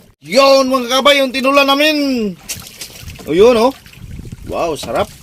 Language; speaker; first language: Filipino; non-native, local second language; Cebuano